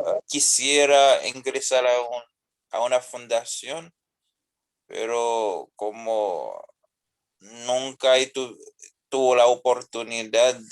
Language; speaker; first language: Spanish; non-native, fluent; Haitian Creole